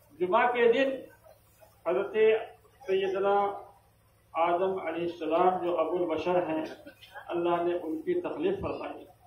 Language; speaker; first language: Urdu; native; Urdu